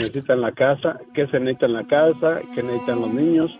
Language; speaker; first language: Spanish; native; Spanish